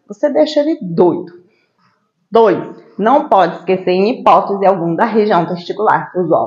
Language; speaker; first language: Portuguese; native; Portuguese